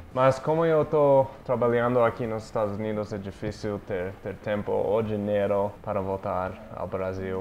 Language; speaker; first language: Portuguese; non-native, fluent; English